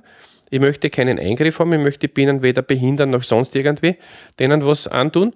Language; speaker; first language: German; native; German